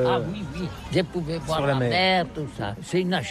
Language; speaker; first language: French; non-native, learner; Catalan